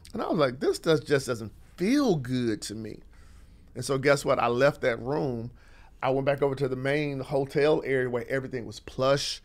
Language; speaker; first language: English; native; English